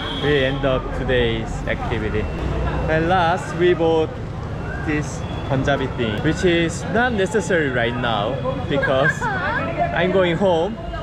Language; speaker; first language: English; non-native, learner; Korean